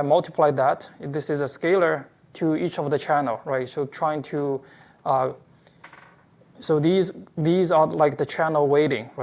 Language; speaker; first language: English; non-native, fluent; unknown